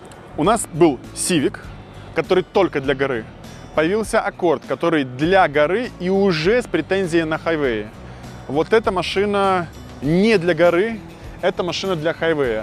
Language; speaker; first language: Russian; native; Russian